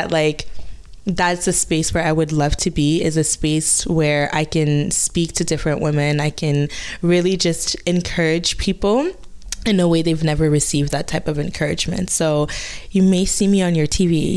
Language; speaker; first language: English; non-native, fluent; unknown